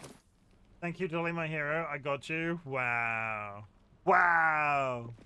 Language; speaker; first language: English; native; English